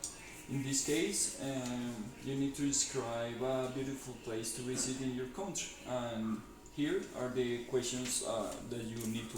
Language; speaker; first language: English; non-native, learner; Spanish